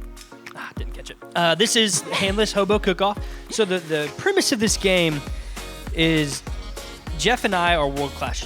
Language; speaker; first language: English; native; English